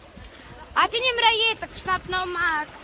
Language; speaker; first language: Arabic; native; Arabic